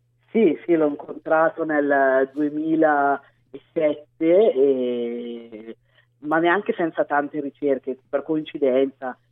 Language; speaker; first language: Italian; native; Italian